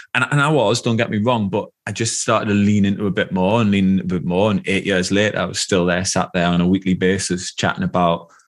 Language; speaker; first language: English; native; English